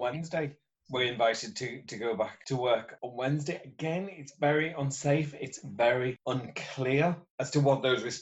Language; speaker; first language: English; native; English